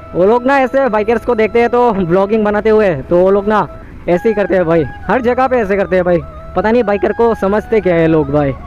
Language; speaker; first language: Hindi; non-native, local second language; Bangla